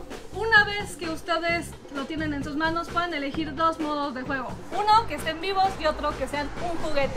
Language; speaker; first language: Spanish; native; Spanish